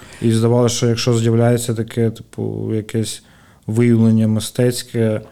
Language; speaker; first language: Ukrainian; native; Ukrainian